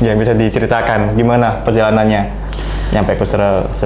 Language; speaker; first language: Indonesian; native; Indonesian